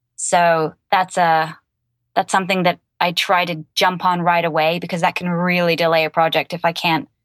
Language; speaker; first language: English; native; English